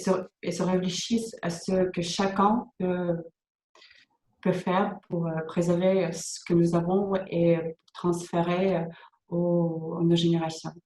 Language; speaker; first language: French; non-native, fluent; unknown